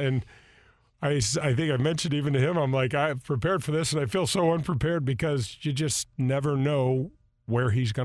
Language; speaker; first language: English; native; English